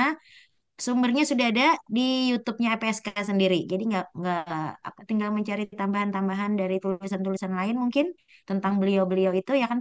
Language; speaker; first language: Indonesian; native; Indonesian